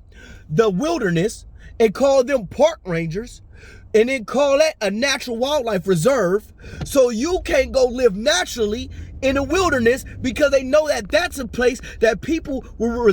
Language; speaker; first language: English; native; English